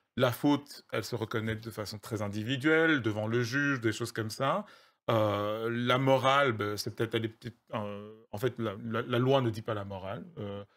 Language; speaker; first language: French; native; French